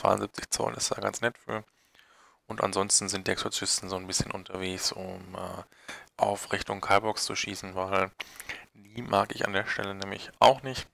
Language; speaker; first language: German; native; German